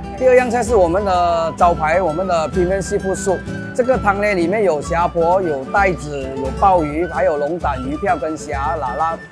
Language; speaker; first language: Chinese; native; Chinese